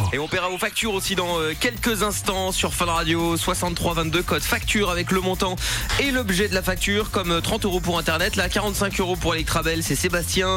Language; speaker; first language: French; native; French